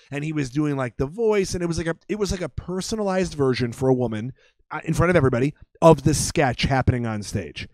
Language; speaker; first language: English; native; English